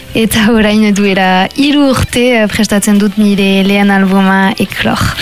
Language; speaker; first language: Basque; non-native, local second language; French